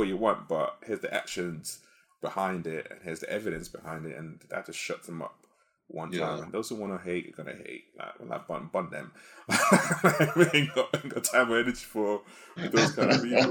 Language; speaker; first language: English; non-native, local second language; Yoruba